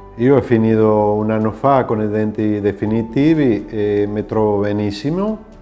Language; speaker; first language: Italian; non-native, fluent; Spanish